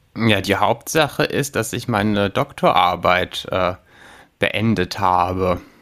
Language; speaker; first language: German; native; German